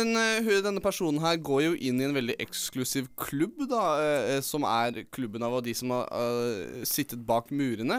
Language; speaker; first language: Norwegian; native; Norwegian